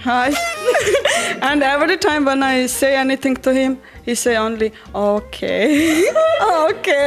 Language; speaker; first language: English; non-native, learner; German